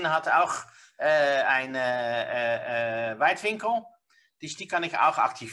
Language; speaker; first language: German; non-native, learner; Dutch